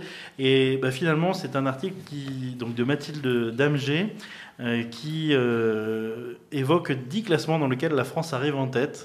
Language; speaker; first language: French; native; French